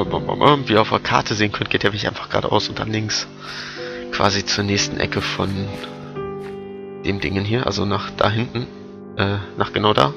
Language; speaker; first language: German; native; German